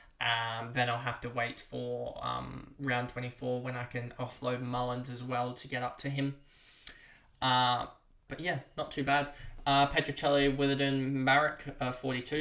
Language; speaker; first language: English; native; English